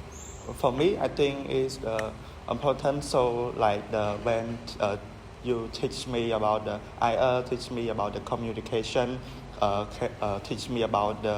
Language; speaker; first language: English; non-native, learner; Khmer